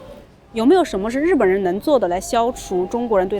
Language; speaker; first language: Chinese; native; Chinese